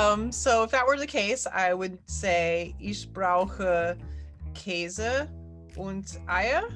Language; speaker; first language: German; non-native, learner; English